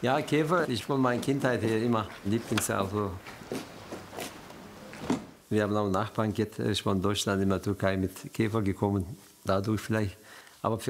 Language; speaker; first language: German; non-native, learner; Turkish